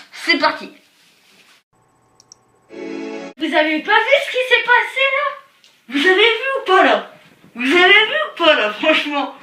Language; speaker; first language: French; native; French